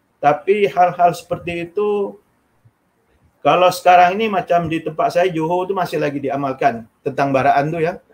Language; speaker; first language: Malay; non-native, local second language; Javanese